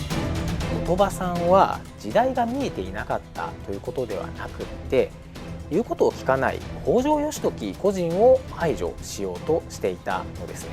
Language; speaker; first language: Japanese; native; Japanese